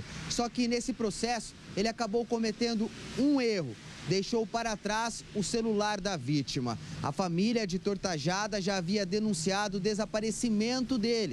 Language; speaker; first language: Portuguese; native; Portuguese